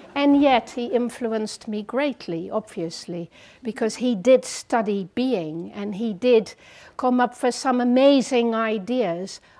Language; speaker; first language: English; non-native, fluent; Dutch